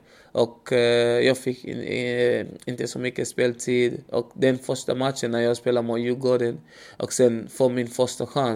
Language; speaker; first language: Swedish; non-native, learner; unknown